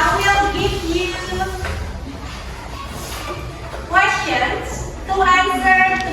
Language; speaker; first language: English; non-native, learner; Indonesian